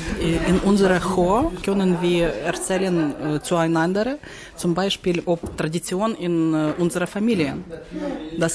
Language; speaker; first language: German; non-native, learner; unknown